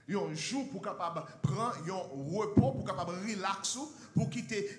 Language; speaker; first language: French; non-native, learner; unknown